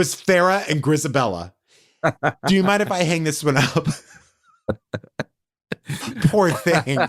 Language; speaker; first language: English; native; English